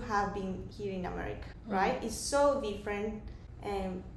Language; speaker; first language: English; non-native, fluent; Spanish